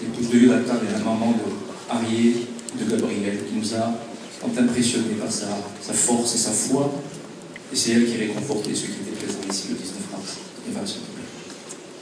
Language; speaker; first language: French; native; French